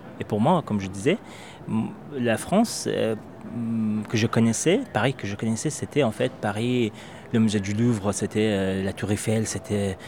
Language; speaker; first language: French; non-native, fluent; Persian